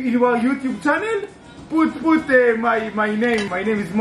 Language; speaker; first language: English; non-native, learner; Hebrew